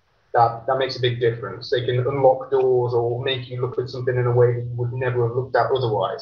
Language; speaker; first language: English; native; English